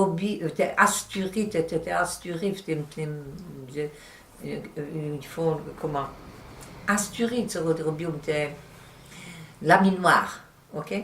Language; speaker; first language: Polish; early bilingual, heritage; Polish